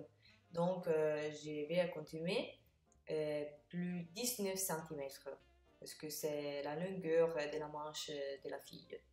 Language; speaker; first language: French; non-native, fluent; Italian